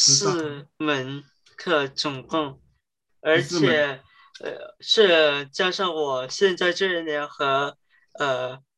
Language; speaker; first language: Chinese; early bilingual, heritage; Chinese